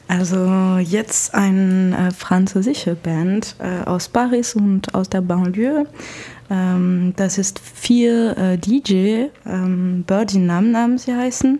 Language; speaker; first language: German; non-native, fluent; French